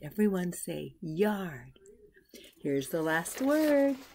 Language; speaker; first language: English; native; English